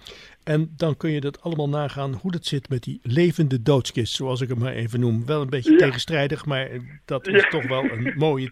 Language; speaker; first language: Dutch; native; Dutch